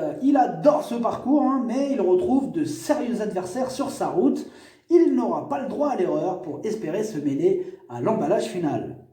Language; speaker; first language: French; native; French